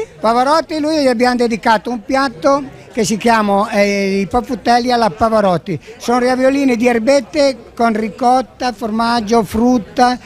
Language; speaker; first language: Italian; native; Italian